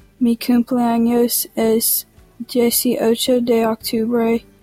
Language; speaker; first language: Spanish; non-native, learner; English